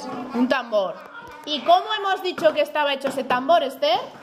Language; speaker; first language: Spanish; native; Spanish